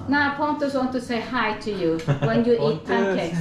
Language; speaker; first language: English; non-native, learner; Swedish